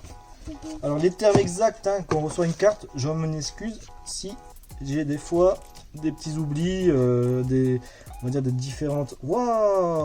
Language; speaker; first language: French; native; French